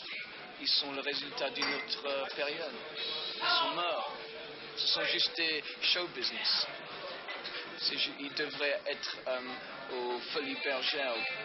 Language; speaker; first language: French; early bilingual, heritage; French